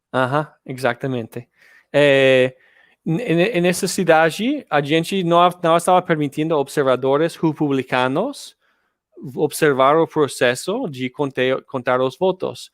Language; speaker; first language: Portuguese; non-native, learner; English